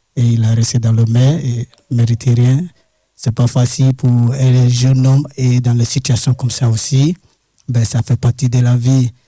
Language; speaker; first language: French; non-native, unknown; English